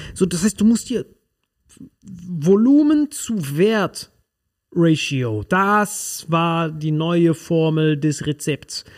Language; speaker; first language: German; non-native, fluent; Spanish